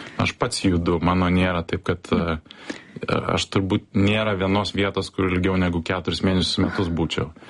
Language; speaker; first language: Lithuanian; early bilingual, heritage; Lithuanian